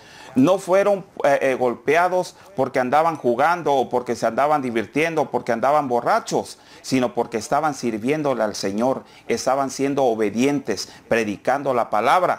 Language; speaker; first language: Spanish; native; Spanish